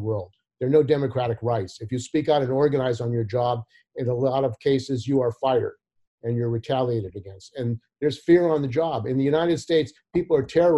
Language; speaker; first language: English; native; English